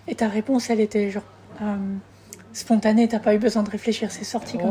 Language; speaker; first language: French; native; French